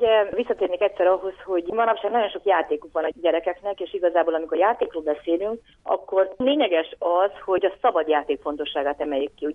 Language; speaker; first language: Hungarian; native; Hungarian